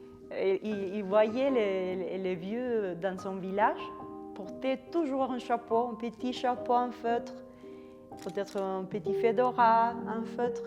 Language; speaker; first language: French; non-native, fluent; Spanish